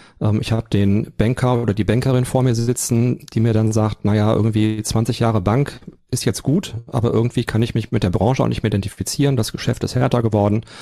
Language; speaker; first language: German; native; German